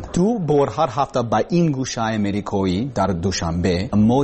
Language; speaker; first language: Persian; non-native, learner; English